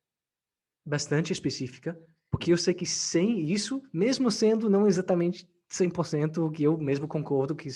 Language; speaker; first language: Portuguese; non-native, fluent; English